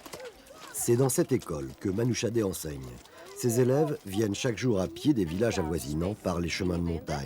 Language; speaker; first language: French; native; French